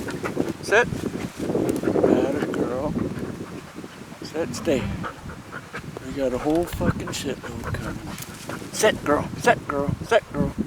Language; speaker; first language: English; native; English